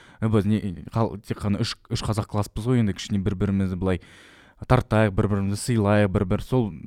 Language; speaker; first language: Kazakh; non-native, local second language; Russian